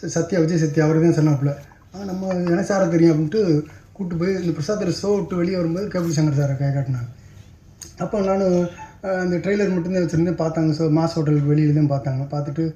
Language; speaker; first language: Tamil; native; Tamil